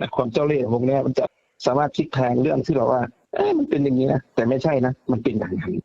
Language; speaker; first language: Thai; native; Thai